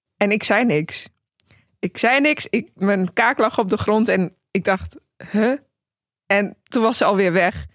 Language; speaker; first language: Dutch; early bilingual, other home language; Persian